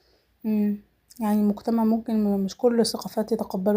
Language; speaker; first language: Arabic; native; Arabic